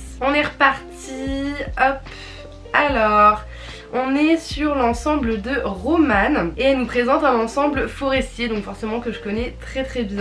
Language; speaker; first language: French; native; French